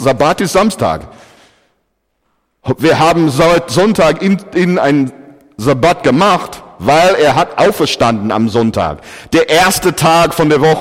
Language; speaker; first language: German; non-native, fluent; English